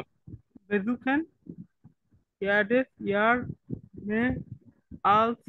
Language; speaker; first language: German; non-native, learner; Bangla